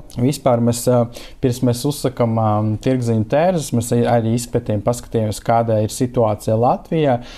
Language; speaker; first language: Latvian; non-native, local second language; Russian